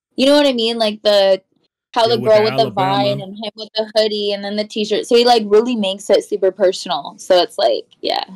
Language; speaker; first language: English; native; English